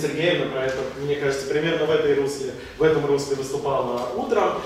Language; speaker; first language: Russian; native; Russian